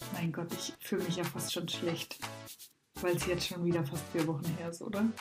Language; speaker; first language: German; native; German